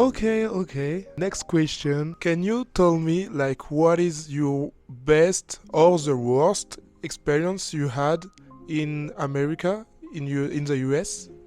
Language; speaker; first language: English; non-native, learner; French